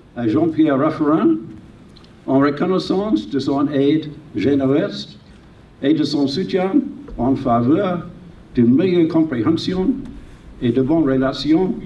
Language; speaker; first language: French; non-native, learner; English